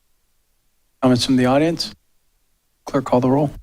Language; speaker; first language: English; native; English